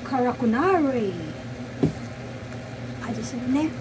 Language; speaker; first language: Japanese; non-native, learner; Cebuano